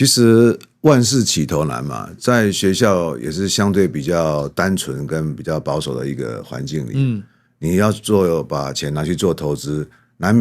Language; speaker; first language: Chinese; native; Chinese